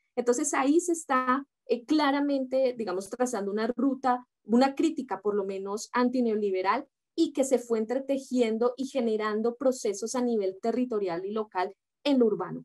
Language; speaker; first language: Spanish; native; Spanish